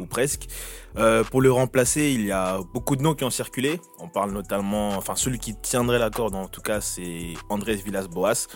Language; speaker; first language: French; native; French